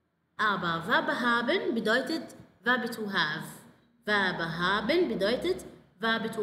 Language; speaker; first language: German; non-native, fluent; Arabic